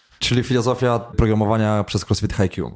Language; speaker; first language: Polish; native; Polish